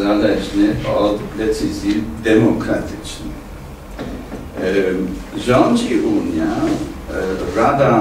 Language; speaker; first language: Polish; non-native, fluent; English